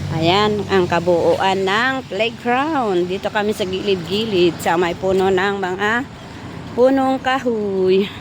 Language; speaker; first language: Filipino; non-native, local second language; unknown